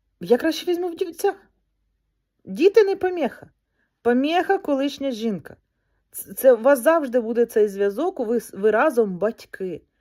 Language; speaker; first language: Ukrainian; non-native, local second language; Russian